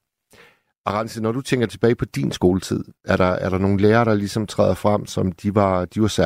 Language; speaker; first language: Danish; native; Danish